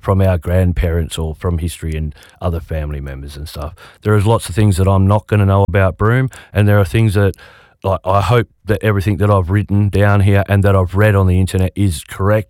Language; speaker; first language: English; native; English